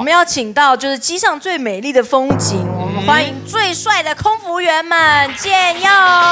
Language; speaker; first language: Chinese; native; Chinese